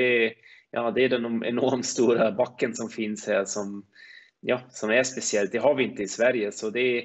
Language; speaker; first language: Swedish; non-native, fluent; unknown